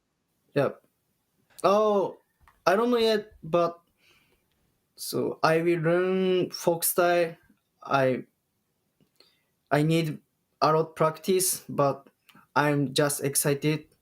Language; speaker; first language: English; non-native, learner; Japanese